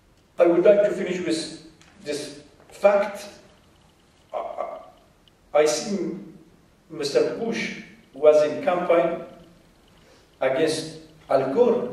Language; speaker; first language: English; non-native, fluent; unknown